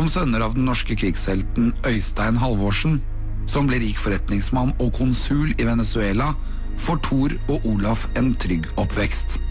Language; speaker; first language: Norwegian; native; Norwegian